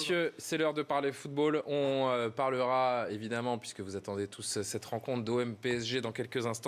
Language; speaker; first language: French; native; French